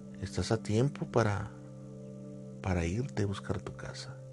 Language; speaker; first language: Spanish; native; Spanish